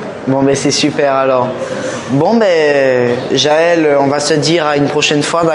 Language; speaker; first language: French; native; French